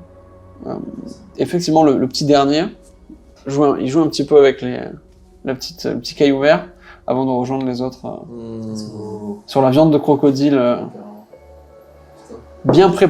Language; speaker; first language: French; native; French